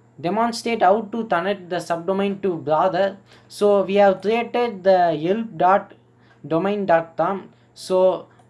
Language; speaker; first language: English; non-native, local second language; Tamil